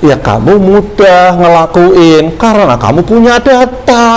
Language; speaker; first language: Indonesian; native; Indonesian